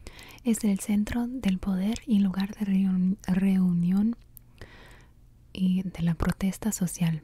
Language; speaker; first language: Spanish; early bilingual, heritage; Spanish